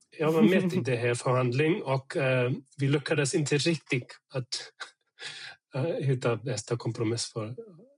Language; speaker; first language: Swedish; non-native, fluent; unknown